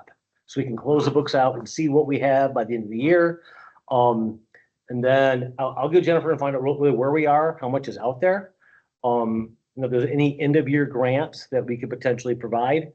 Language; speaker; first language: English; native; English